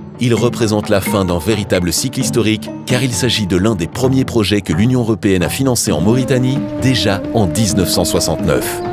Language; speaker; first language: French; native; French